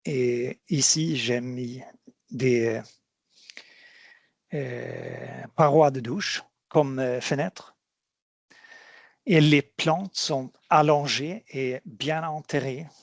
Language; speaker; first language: French; non-native, fluent; Swedish